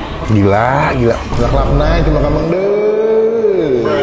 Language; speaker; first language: Indonesian; native; Indonesian